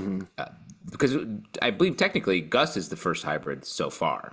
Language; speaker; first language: English; native; English